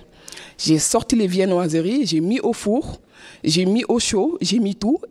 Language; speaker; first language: French; non-native, fluent; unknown